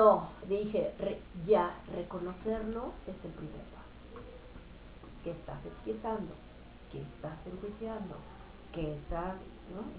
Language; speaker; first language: Spanish; native; Spanish